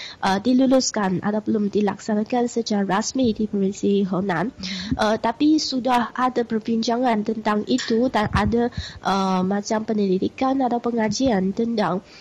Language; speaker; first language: Malay; non-native, learner; Chinese